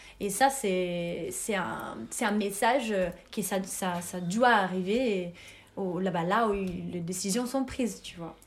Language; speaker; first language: French; non-native, fluent; Italian